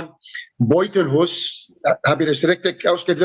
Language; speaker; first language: German; non-native, learner; English